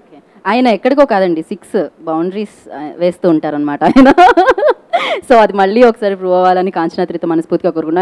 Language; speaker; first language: Telugu; native; Telugu